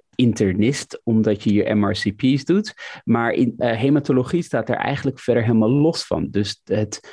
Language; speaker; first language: Dutch; native; Dutch